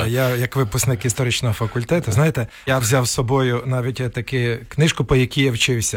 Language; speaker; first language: Ukrainian; native; Ukrainian